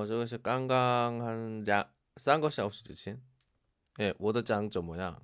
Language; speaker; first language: Chinese; non-native, learner; Korean